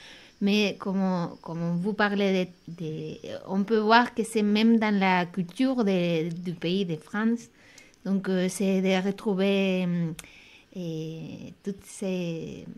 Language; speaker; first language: French; non-native, fluent; Spanish